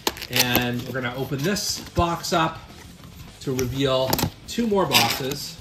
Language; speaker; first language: English; native; English